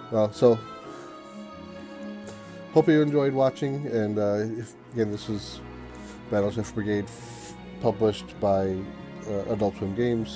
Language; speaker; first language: English; native; English